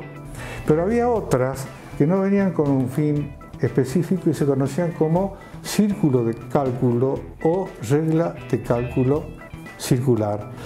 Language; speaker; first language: Spanish; native; Spanish